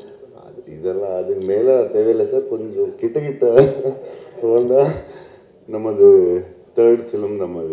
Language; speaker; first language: Tamil; non-native, learner; Telugu